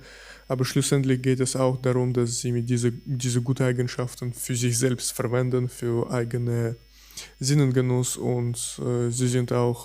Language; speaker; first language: German; non-native, fluent; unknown